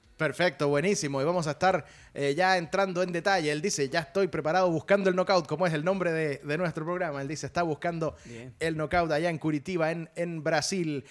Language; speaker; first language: Spanish; native; Spanish